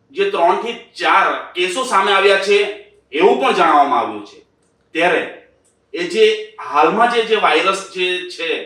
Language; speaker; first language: Gujarati; native; Gujarati